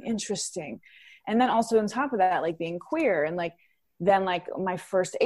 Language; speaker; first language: English; native; English